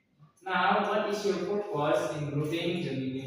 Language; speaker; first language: English; non-native, learner; Indonesian